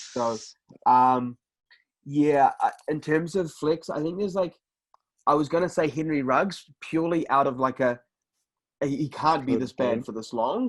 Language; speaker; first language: English; native; English